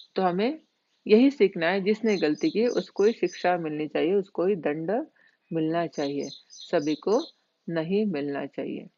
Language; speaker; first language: Hindi; non-native, local second language; Marathi